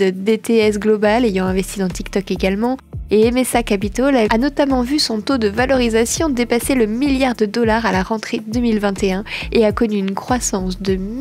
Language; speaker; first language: French; native; French